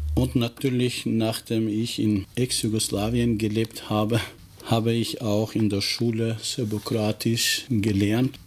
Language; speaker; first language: German; non-native, fluent; Albanian